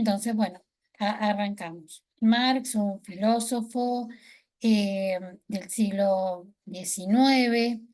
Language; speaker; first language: Spanish; native; Spanish